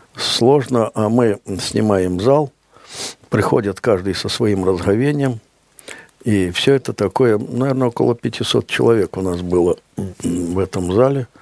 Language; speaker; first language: Russian; native; Russian